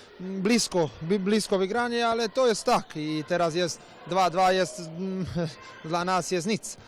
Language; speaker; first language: Polish; non-native, learner; Croatian